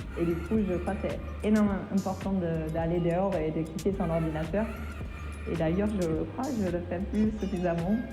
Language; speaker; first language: French; non-native, fluent; German